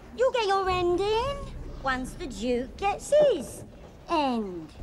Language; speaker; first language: English; native; English